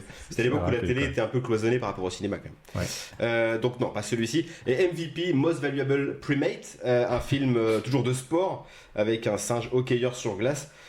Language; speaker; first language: French; native; French